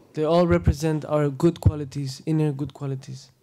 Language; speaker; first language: English; non-native, fluent; Spanish